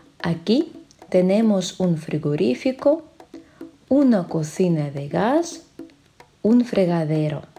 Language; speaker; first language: Spanish; non-native, fluent; Russian